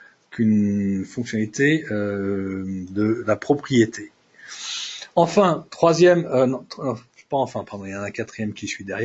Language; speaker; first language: French; native; French